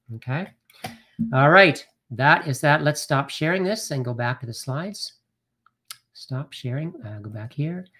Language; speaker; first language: English; native; English